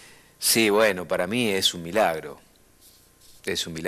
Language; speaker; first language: Spanish; native; Spanish